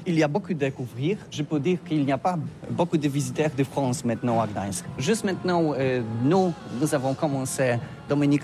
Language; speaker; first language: French; non-native, learner; Polish